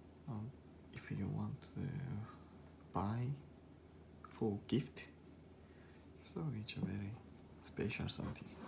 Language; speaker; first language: English; non-native, learner; Korean